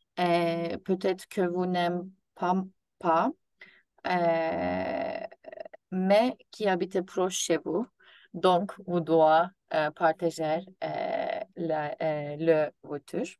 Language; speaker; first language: French; non-native, learner; Turkish